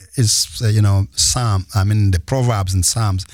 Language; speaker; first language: English; non-native, local second language; Kinyarwanda